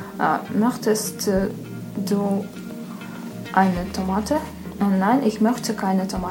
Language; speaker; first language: German; non-native, learner; Russian